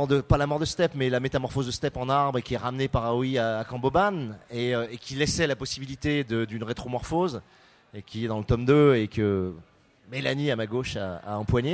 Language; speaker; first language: French; native; French